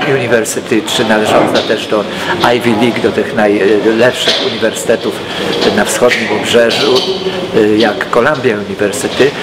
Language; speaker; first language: Polish; native; Polish